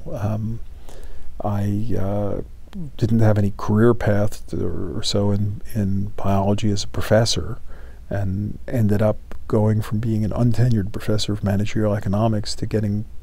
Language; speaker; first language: English; native; English